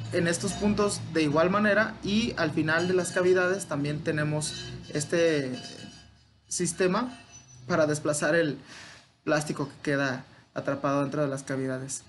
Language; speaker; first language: Spanish; native; Spanish